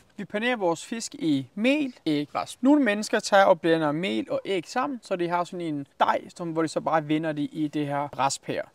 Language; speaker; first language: Danish; early bilingual, other home language; Turkish